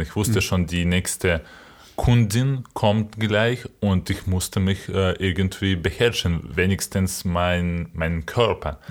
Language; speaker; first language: German; non-native, fluent; Ukrainian